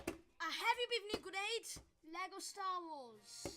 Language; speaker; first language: Welsh; non-native, local second language; English